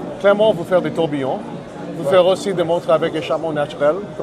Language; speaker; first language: French; non-native, learner; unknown